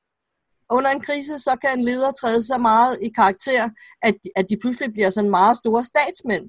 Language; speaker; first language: Danish; native; Danish